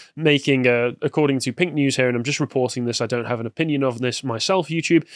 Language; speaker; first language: English; native; English